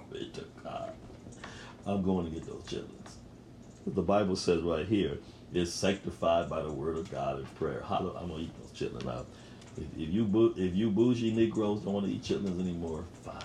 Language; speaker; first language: English; native; English